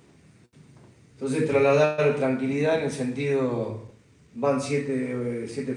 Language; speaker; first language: Spanish; native; Spanish